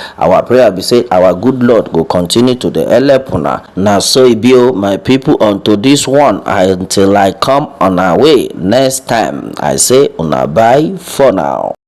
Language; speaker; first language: Nigerian Pidgin; non-native, local second language; Yoruba